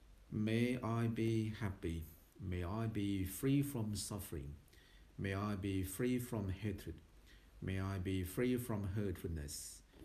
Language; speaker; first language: English; non-native, fluent; Thai